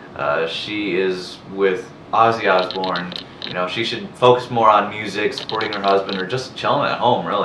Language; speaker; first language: English; native; English